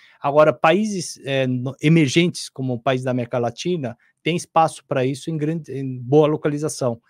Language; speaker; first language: Portuguese; non-native, fluent; Korean